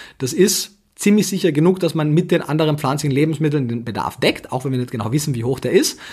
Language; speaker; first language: German; native; German